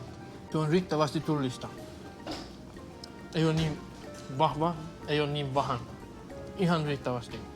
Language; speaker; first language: Finnish; non-native, learner; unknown